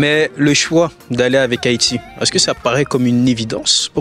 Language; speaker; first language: French; native; French